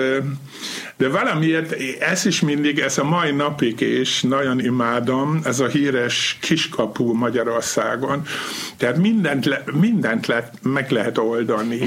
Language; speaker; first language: Hungarian; non-native, fluent; Dutch